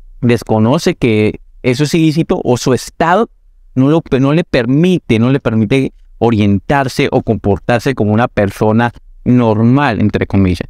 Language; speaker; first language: Spanish; native; Spanish